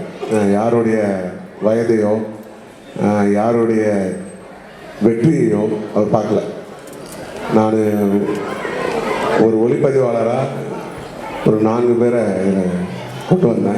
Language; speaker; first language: Tamil; native; Tamil